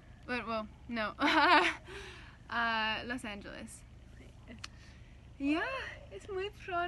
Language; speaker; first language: Spanish; non-native, learner; English